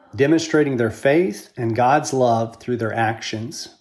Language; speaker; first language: English; native; English